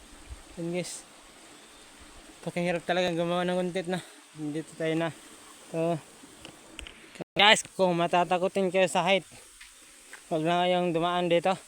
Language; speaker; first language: Filipino; non-native, local second language; Cebuano